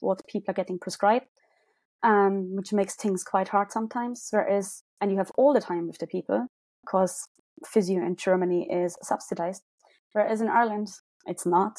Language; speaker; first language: English; non-native, fluent; German